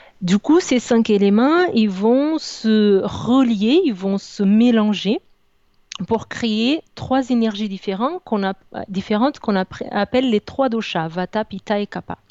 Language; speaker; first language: French; non-native, fluent; Portuguese